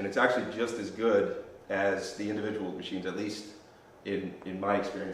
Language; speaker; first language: English; native; English